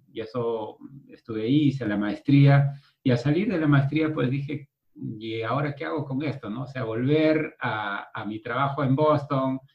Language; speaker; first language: Spanish; native; Spanish